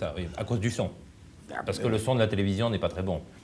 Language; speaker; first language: French; native; French